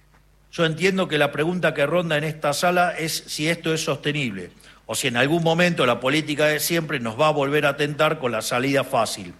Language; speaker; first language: Spanish; native; Spanish